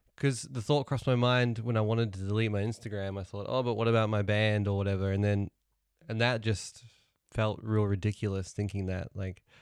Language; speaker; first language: English; native; English